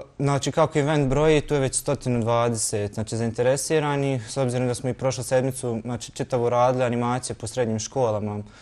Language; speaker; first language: Croatian; native; Croatian